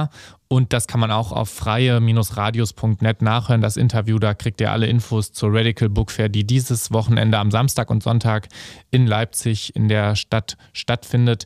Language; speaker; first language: German; native; German